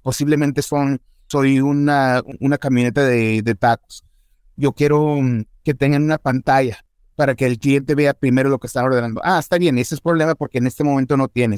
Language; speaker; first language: Spanish; early bilingual, heritage; Spanish